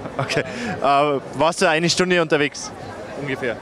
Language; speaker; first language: German; native; German